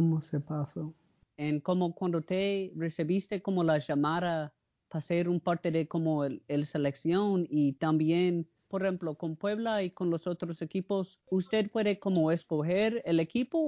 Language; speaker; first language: Spanish; non-native, learner; English